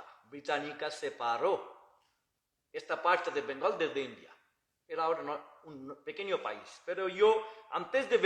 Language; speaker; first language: Spanish; non-native, learner; Bangla